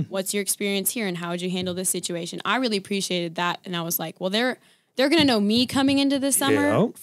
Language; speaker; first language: English; native; English